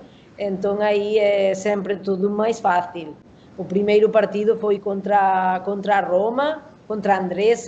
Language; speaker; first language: Portuguese; non-native, learner; Spanish